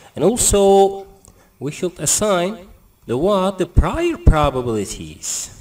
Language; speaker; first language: English; non-native, learner; Turkish